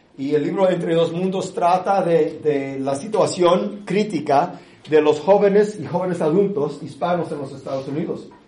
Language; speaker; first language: Spanish; early bilingual, heritage; English